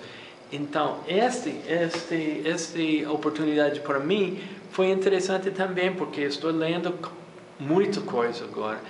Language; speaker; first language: Portuguese; non-native, fluent; English